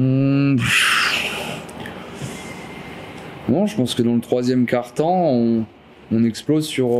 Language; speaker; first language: French; native; French